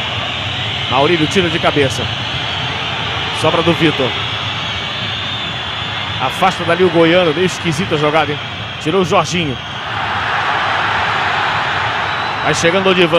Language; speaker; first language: Portuguese; native; Portuguese